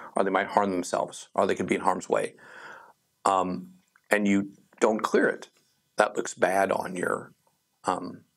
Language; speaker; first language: English; native; English